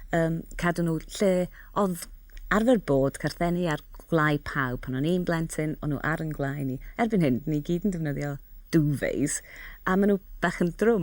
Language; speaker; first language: Welsh; native; Welsh